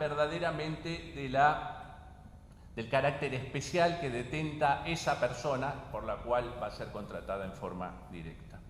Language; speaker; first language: Spanish; native; Spanish